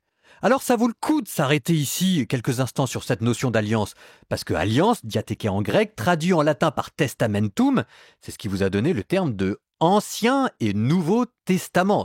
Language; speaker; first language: French; native; French